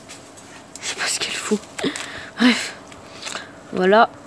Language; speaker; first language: French; native; French